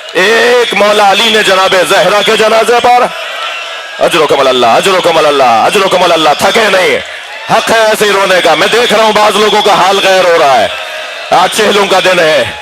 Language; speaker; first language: Urdu; native; Urdu